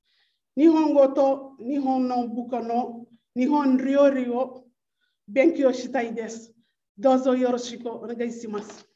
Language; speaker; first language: Japanese; non-native, learner; Fijian